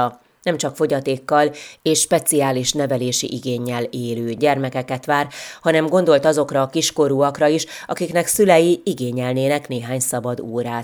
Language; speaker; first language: Hungarian; native; Hungarian